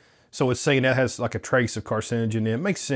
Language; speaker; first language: English; native; English